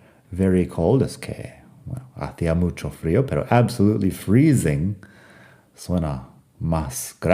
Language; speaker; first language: Spanish; non-native, fluent; English